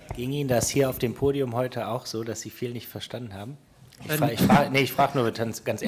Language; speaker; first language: German; native; German